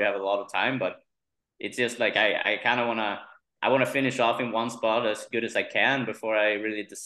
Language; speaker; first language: English; non-native, fluent; Swedish